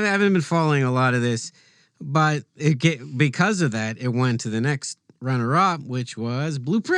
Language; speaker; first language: English; native; English